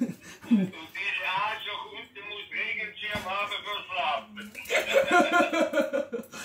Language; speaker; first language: German; non-native, learner; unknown